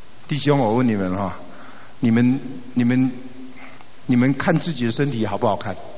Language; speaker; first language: Chinese; native; Chinese